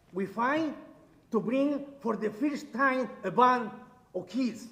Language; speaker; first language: English; non-native, learner; Spanish